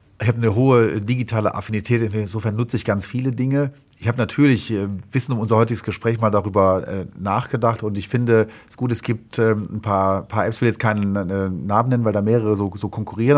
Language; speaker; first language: German; native; German